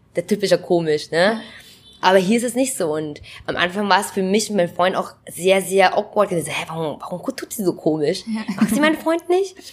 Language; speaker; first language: German; early bilingual, other home language; Vietnamese